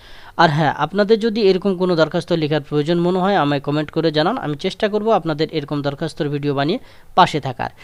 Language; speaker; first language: Bangla; native; Bangla